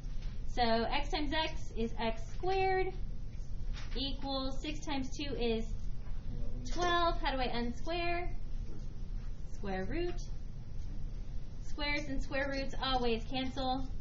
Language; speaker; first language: English; native; English